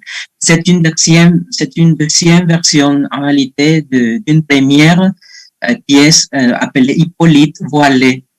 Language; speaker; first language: French; non-native, fluent; Spanish